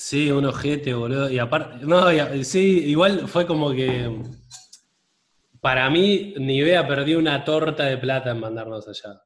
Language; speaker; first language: Spanish; native; Spanish